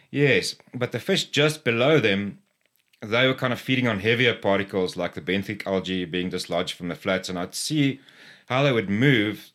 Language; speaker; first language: English; non-native, local second language; Afrikaans